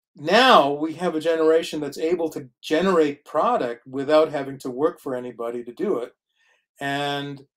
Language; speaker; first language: English; native; English